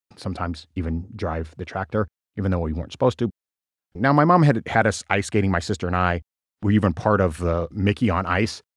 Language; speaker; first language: English; native; English